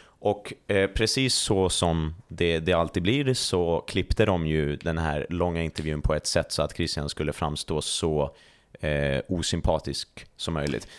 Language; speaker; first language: Swedish; early bilingual, other home language; Persian